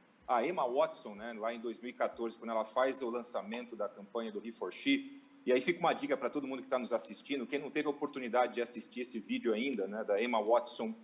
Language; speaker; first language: Portuguese; native; Portuguese